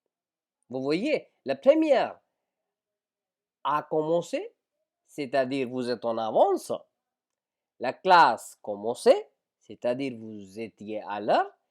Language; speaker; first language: French; non-native, fluent; Hindi